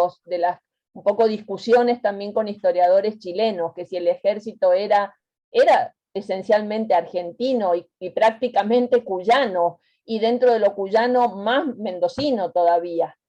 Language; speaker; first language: Spanish; native; Spanish